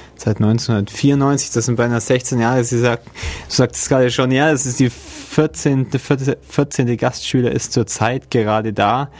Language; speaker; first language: German; native; German